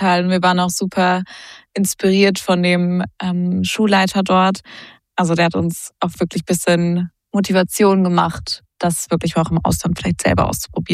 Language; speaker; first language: German; native; German